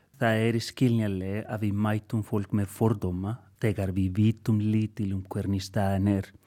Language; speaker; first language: Icelandic; non-native, fluent; Spanish